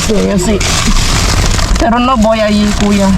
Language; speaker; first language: Spanish; non-native, learner; Filipino